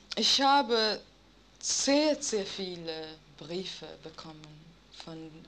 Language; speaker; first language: German; non-native, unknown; English